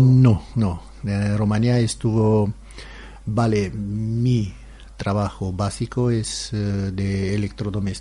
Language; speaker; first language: Spanish; non-native, learner; Romanian